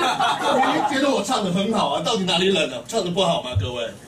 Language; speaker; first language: Chinese; native; Chinese